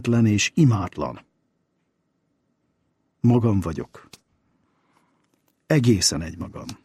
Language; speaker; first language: Hungarian; native; Hungarian